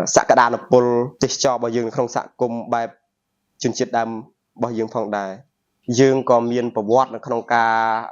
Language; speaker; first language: Khmer; non-native, local second language; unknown